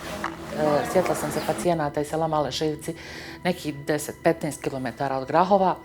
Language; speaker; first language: Bosnian; native; Bosnian